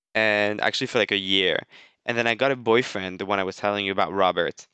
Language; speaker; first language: English; non-native, fluent; French